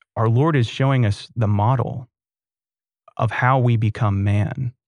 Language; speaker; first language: English; native; English